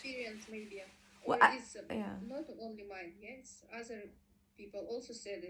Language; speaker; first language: English; non-native, learner; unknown